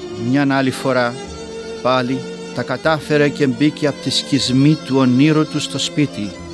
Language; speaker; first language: Greek; native; Greek